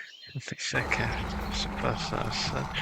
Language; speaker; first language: Spanish; non-native, learner; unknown